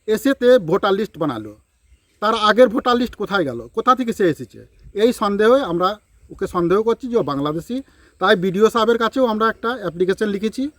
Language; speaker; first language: Bangla; native; Bangla